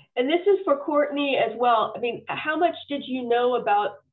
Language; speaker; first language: English; native; English